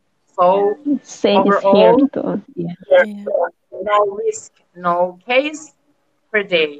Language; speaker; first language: English; non-native, learner; Indonesian